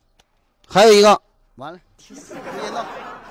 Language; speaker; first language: Chinese; native; Chinese